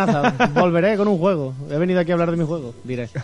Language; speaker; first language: Spanish; native; Spanish